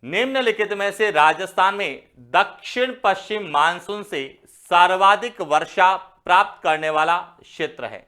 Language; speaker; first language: Hindi; native; Hindi